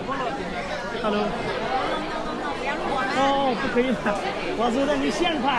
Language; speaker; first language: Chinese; non-native, learner; Bangla